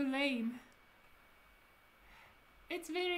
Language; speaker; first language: English; non-native, fluent; Japanese